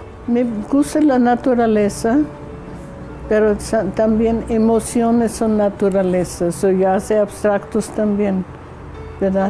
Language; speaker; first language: Spanish; non-native, learner; German